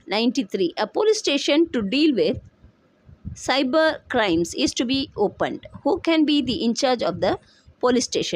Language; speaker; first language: English; non-native, local second language; Tamil